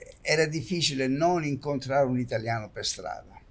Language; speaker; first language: Italian; native; Italian